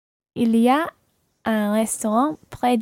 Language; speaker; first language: French; non-native, learner; English